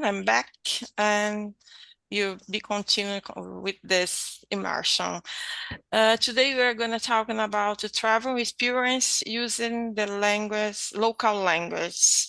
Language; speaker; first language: English; non-native, learner; Portuguese